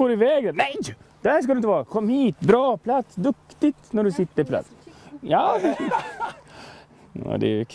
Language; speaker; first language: Swedish; native; Swedish